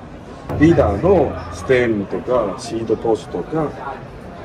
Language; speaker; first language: Japanese; non-native, learner; Chinese